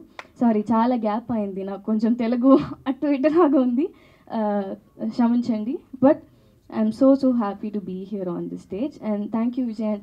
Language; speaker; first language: Telugu; non-native, learner; Tamil